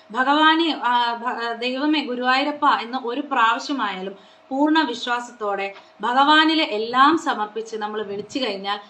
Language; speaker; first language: Malayalam; non-native, local second language; Konkani